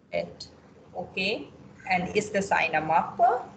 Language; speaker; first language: German; non-native, fluent; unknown